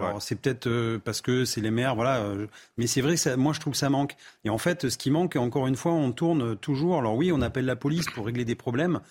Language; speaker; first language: French; native; French